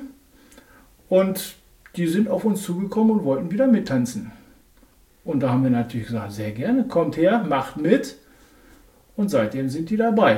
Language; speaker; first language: German; native; German